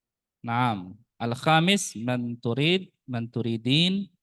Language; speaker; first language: Arabic; non-native, fluent; Indonesian